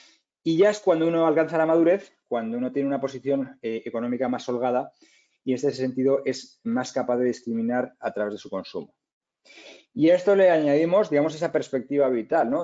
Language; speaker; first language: Spanish; native; Spanish